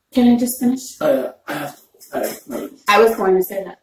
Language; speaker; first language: English; native; English